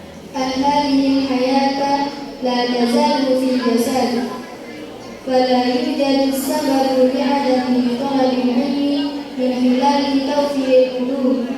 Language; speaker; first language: Arabic; non-native, learner; Indonesian